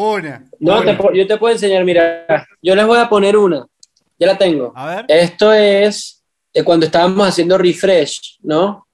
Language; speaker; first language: Spanish; native; Spanish